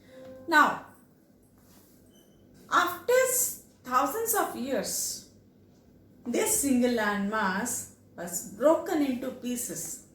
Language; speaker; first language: English; non-native, local second language; Telugu